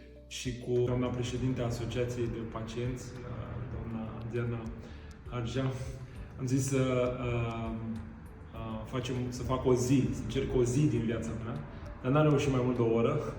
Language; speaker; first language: Romanian; native; Romanian